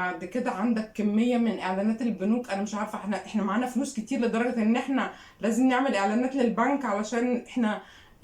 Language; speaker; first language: Arabic; native; Arabic